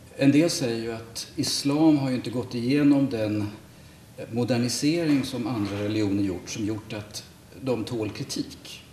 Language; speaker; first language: Swedish; native; Swedish